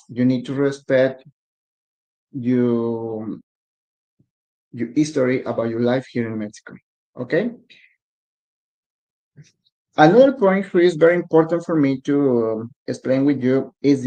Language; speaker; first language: English; non-native, learner; Spanish